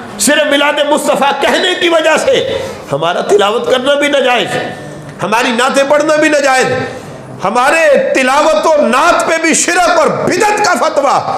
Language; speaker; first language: Urdu; non-native, local second language; Punjabi